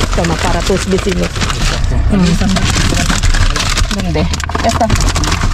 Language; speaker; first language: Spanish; non-native, fluent; Filipino